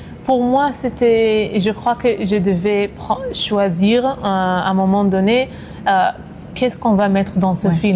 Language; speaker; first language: French; non-native, fluent; Hebrew